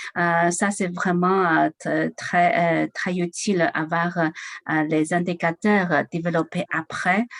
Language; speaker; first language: French; non-native, learner; Chinese